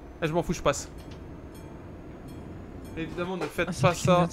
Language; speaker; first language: French; native; French